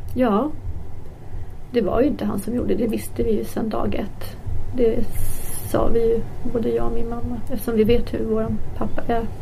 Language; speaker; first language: Swedish; early bilingual, other home language; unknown